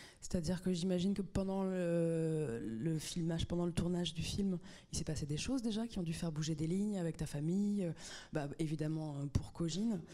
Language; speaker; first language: French; native; French